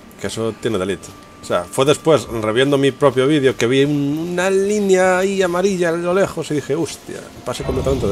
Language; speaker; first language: Spanish; native; Spanish